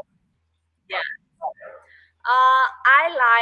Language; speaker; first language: English; non-native, learner; Vietnamese